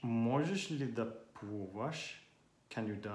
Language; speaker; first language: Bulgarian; non-native, learner; Finnish